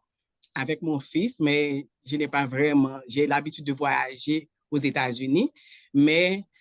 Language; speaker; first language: French; non-native, local second language; Haitian Creole